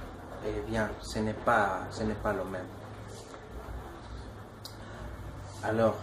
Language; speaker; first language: French; non-native, learner; Spanish